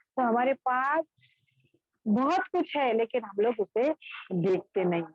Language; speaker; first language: Hindi; non-native, local second language; Marathi